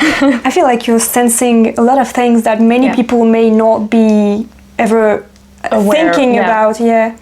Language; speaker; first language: English; non-native, fluent; French